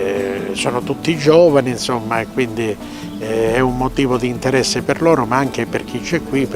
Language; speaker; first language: Italian; native; Italian